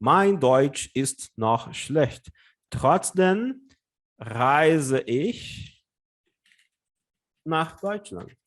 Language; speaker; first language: German; non-native, fluent; Portuguese